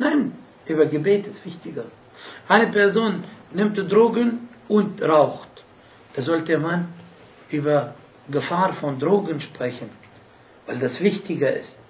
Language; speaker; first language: German; non-native, fluent; Arabic